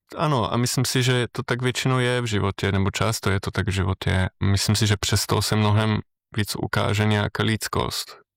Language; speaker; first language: Czech; non-native, fluent; Slovenian